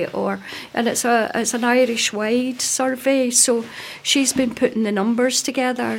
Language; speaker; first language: English; native; English